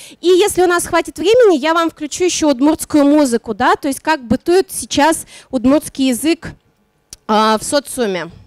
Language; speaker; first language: Russian; non-native, local second language; Udmurt